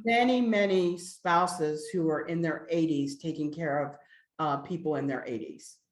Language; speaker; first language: English; native; English